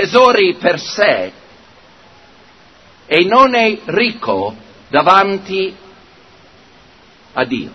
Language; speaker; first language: Italian; non-native, fluent; English